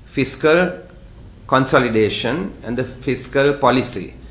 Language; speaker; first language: English; non-native, local second language; Sinhala